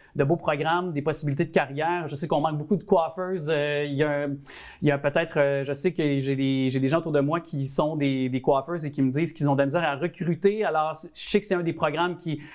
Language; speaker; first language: French; native; French